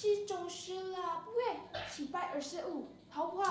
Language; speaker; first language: Chinese; non-native, learner; Indonesian